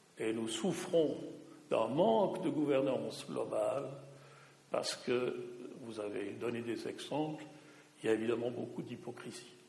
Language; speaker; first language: French; non-native, local second language; German